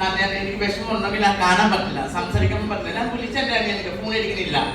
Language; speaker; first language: Malayalam; non-native, local second language; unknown